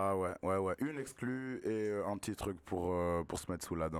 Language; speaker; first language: French; native; French